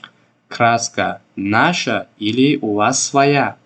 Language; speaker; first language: Russian; non-native, local second language; Tajik